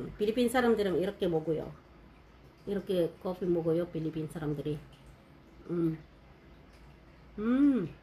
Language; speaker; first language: Korean; non-native, fluent; Iloko